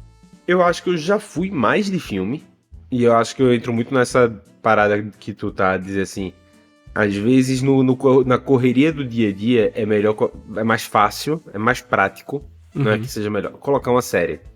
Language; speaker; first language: Portuguese; native; Portuguese